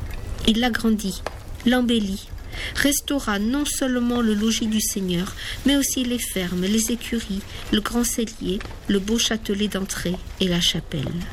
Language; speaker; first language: French; native; French